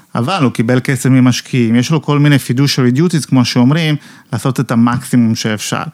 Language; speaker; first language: Hebrew; non-native, fluent; Italian